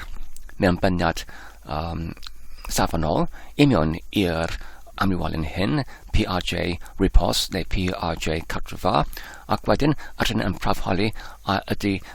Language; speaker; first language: Welsh; non-native, fluent; English